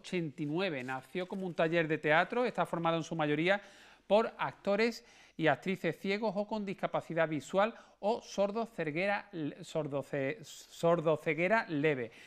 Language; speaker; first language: Spanish; native; Spanish